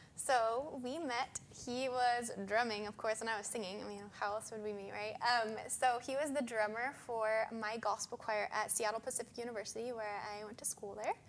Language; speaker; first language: English; native; English